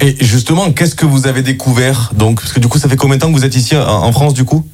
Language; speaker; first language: French; native; French